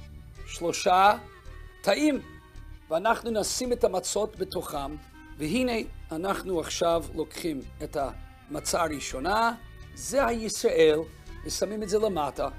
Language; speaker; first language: Hebrew; non-native, fluent; Russian